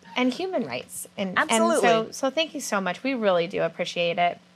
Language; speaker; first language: English; native; English